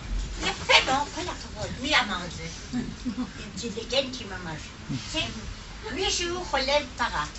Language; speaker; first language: Hebrew; non-native, fluent; German